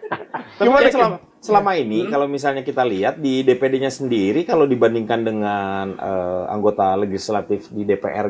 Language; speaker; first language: Indonesian; native; Indonesian